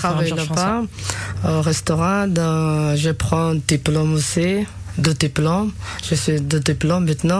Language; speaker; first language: French; non-native, learner; Georgian